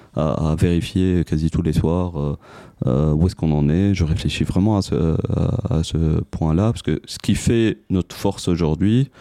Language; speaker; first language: French; non-native, local second language; Arabic